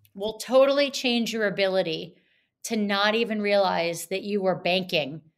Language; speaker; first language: English; native; English